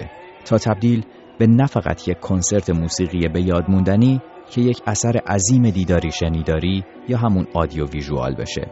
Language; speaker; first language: Persian; native; Persian